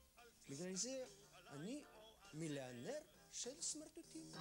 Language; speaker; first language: Hebrew; non-native, learner; Russian